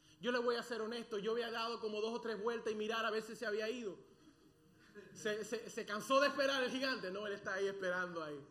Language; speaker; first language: Spanish; early bilingual, other home language; English